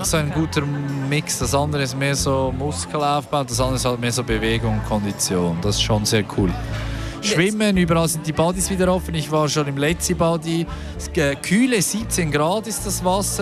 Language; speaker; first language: German; native; German